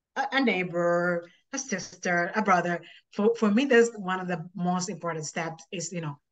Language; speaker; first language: English; non-native, fluent; Spanish